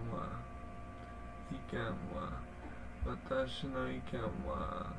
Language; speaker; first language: Japanese; non-native, learner; English